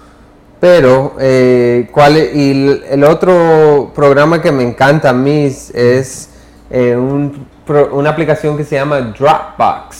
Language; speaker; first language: Spanish; early bilingual, heritage; English